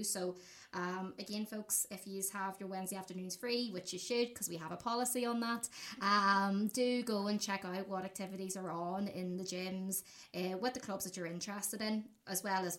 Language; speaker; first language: English; native; English